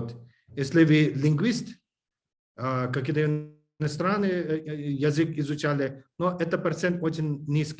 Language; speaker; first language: Russian; non-native, learner; English